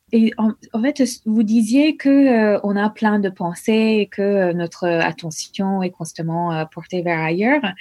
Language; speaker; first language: French; non-native, fluent; English